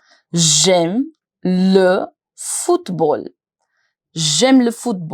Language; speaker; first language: French; non-native, fluent; Hindi